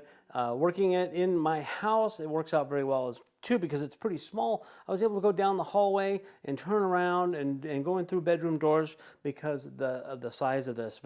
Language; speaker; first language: English; native; English